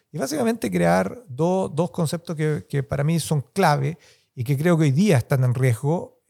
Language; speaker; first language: Spanish; native; Spanish